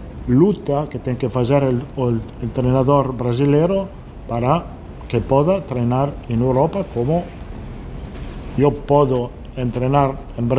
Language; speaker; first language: Portuguese; non-native, learner; Italian